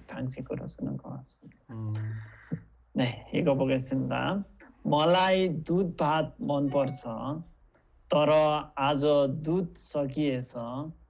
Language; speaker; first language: Korean; non-native, fluent; Nepali